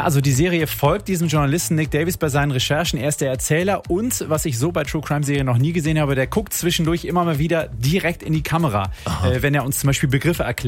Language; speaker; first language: German; native; German